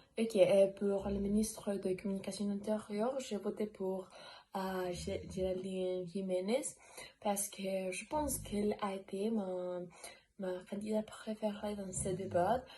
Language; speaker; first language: French; non-native, learner; Spanish